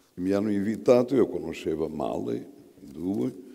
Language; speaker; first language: Italian; non-native, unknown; Portuguese